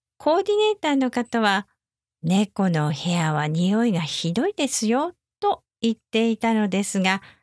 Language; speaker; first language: Japanese; native; Japanese